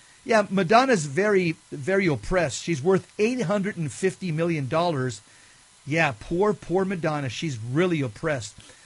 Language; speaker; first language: English; native; English